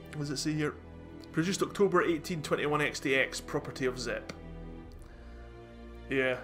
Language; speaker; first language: English; native; English